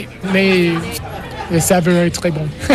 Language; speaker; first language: French; non-native, learner; English